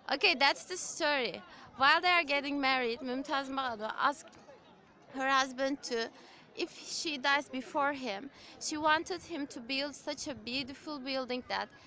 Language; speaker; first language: English; non-native, fluent; Turkish